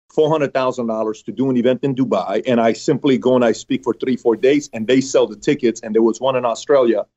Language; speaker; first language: English; early bilingual, other home language; Persian